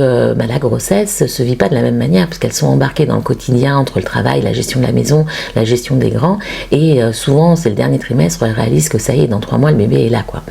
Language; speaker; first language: French; native; French